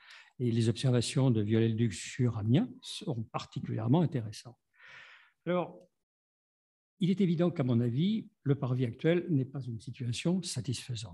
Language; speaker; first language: French; native; French